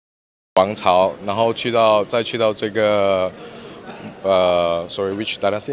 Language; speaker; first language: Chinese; native; Chinese